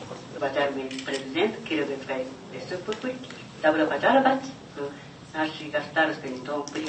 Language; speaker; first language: Russian; non-native, fluent; Japanese